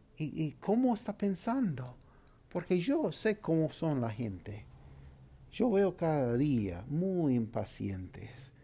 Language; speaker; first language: Spanish; non-native, fluent; English